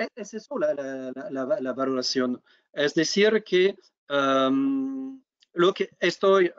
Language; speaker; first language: Spanish; non-native, fluent; French